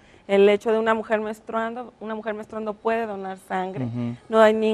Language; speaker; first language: Spanish; native; Spanish